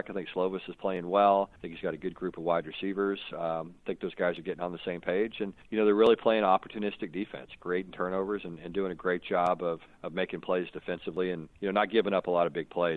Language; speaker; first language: English; native; English